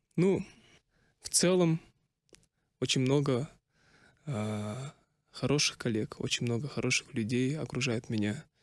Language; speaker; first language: Russian; non-native, local second language; Kazakh